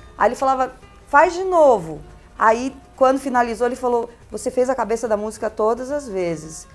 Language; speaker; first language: Portuguese; early bilingual, other home language; Spanish